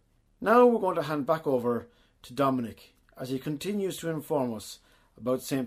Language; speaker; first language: English; native; English